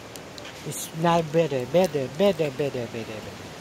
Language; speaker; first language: English; non-native, learner; Thai